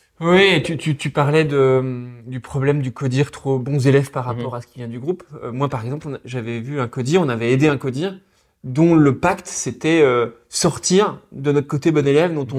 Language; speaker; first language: French; native; French